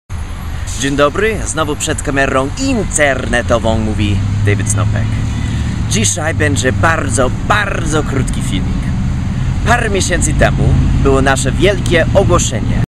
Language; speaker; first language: Polish; non-native, fluent; English